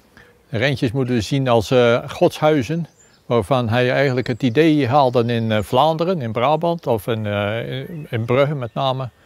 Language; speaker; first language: Dutch; native; Dutch